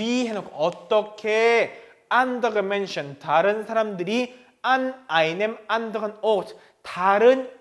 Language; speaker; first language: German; non-native, fluent; Korean